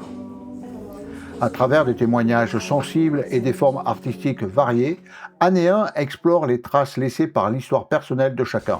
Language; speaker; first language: French; native; French